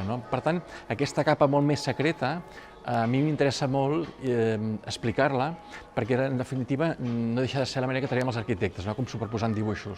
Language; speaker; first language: Catalan; native; Catalan